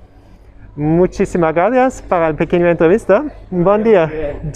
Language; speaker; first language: Spanish; non-native, learner; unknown